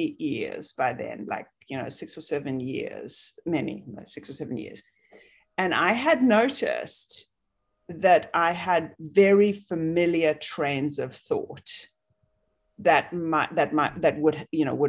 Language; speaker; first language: English; native; English